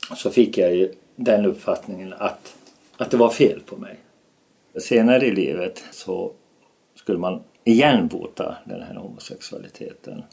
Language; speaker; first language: Swedish; native; Swedish